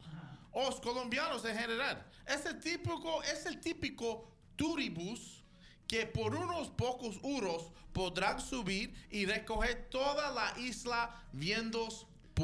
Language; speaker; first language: Spanish; native; Spanish